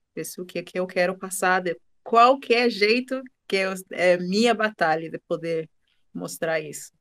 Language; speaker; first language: Portuguese; non-native, fluent; English